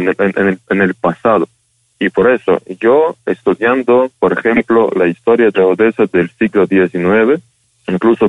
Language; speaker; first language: Spanish; non-native, fluent; Ukrainian